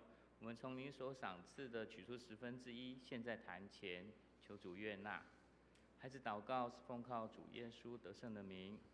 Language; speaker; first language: Chinese; native; Chinese